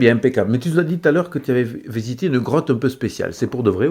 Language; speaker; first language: French; native; French